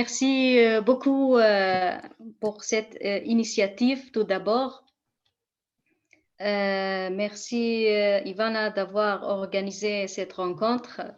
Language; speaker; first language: French; non-native, fluent; Kurdish